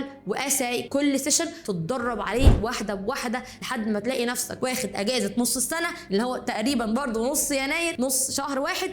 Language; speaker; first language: Arabic; native; Arabic